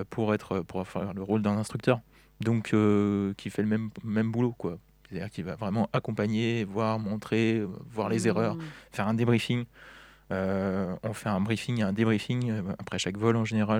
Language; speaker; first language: French; native; French